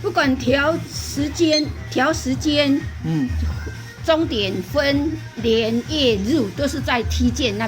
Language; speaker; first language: Chinese; native; Chinese